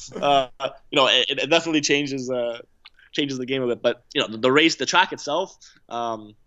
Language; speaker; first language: English; native; English